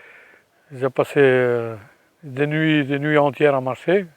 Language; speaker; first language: French; non-native, fluent; Portuguese